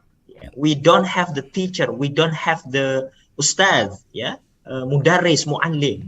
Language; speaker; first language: English; non-native, fluent; Indonesian